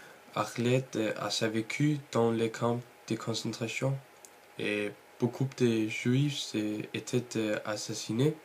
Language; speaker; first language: French; non-native, learner; Norwegian